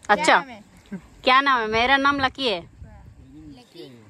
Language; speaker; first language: Hindi; non-native, local second language; Telugu